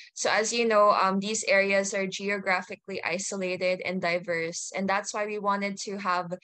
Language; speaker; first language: English; native; English